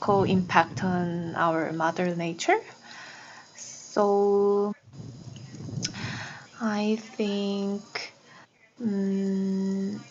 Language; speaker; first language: English; non-native, learner; Korean